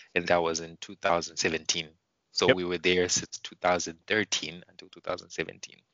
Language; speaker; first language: English; non-native, local second language; Shona